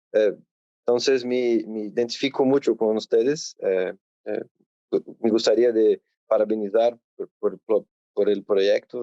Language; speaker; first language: Spanish; non-native, learner; Portuguese